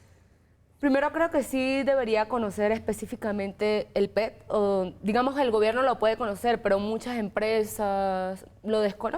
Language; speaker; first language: Spanish; native; Spanish